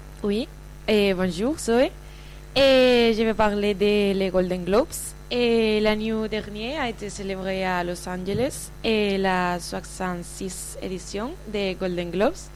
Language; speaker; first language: French; non-native, learner; Spanish